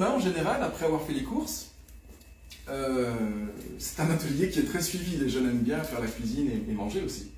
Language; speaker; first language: French; native; French